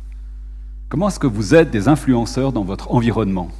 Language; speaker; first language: French; native; French